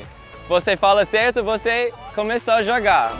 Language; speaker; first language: Portuguese; non-native, learner; English